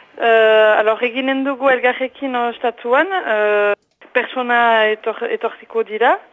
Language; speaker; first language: Basque; non-native, local second language; French